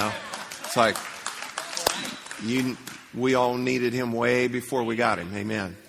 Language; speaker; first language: English; native; English